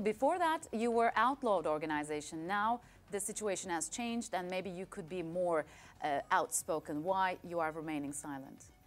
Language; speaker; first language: English; non-native, fluent; Turkish